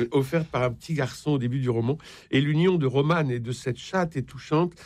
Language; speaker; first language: French; native; French